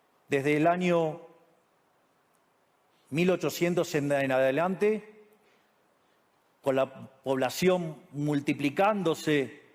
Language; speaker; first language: Spanish; native; Spanish